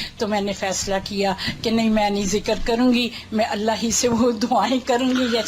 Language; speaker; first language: Urdu; native; Urdu